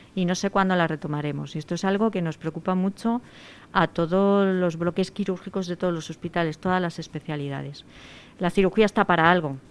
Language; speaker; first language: Spanish; native; Spanish